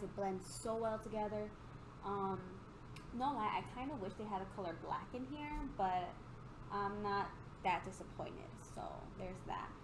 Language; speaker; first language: English; native; English